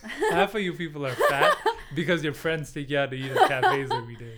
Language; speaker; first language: English; non-native, local second language; Punjabi